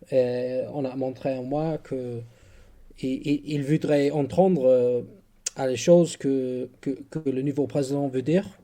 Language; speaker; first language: French; non-native, fluent; English